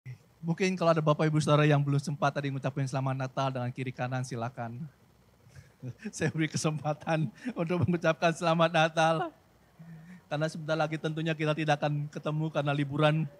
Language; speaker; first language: Indonesian; native; Indonesian